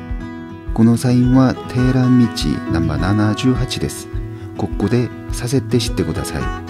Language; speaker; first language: Japanese; non-native, learner; Korean